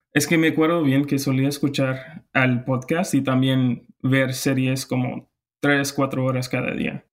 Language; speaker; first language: Spanish; non-native, fluent; English